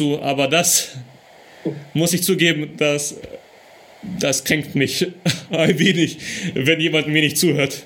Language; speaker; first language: German; early bilingual, other home language; Russian